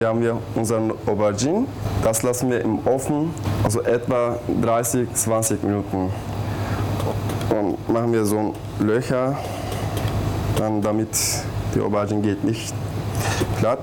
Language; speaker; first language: German; non-native, learner; Turkish